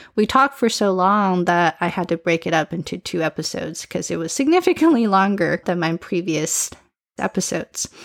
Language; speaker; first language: English; early bilingual, other home language; Chinese